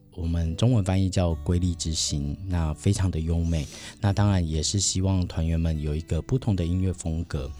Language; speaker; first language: Chinese; native; Chinese